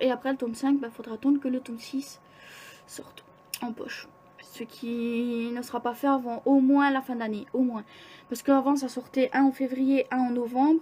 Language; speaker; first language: French; native; French